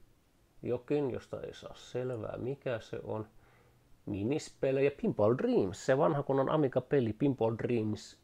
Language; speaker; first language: Finnish; native; Finnish